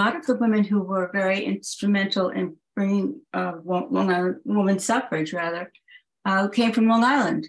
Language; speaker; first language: English; native; English